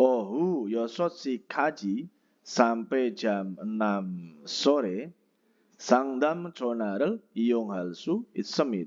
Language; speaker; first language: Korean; non-native, fluent; Indonesian